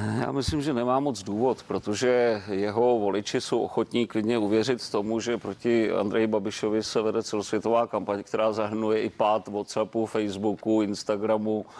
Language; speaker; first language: Czech; native; Czech